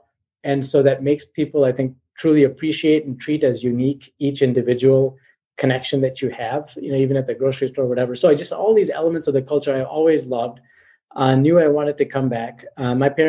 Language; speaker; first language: English; native; English